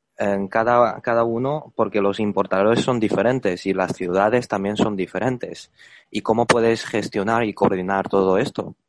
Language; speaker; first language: Spanish; non-native, fluent; Chinese